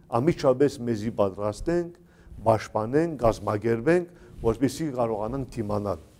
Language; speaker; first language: Armenian; native; Armenian